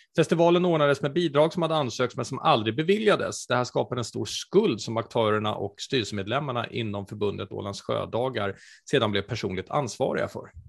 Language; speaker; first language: Swedish; native; Swedish